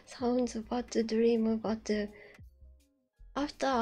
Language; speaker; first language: English; non-native, learner; Japanese